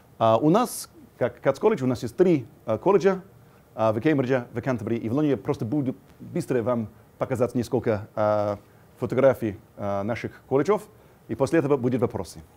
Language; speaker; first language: Russian; non-native, fluent; English